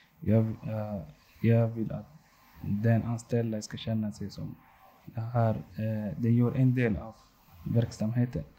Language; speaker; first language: Swedish; non-native, local second language; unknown